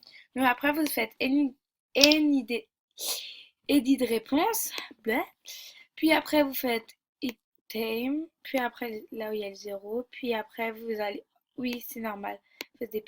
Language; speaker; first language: French; native; French